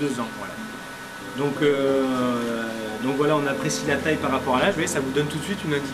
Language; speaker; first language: French; native; French